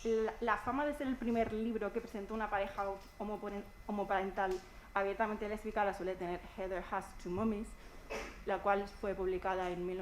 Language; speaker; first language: Spanish; native; Spanish